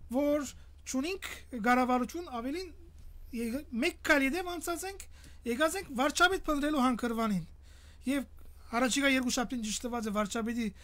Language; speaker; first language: Armenian; early bilingual, heritage; Armenian